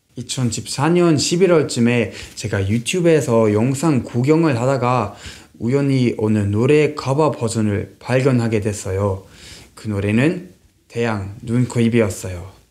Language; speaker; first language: Korean; non-native, fluent; English